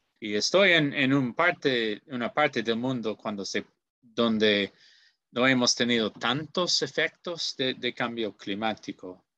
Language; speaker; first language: Spanish; non-native, learner; English